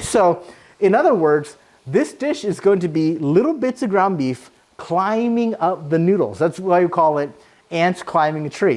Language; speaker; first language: English; native; English